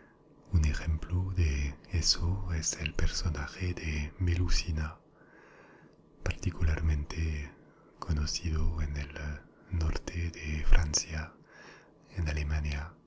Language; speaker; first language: Spanish; non-native, fluent; French